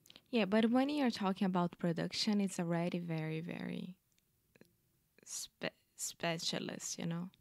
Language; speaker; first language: English; non-native, fluent; Portuguese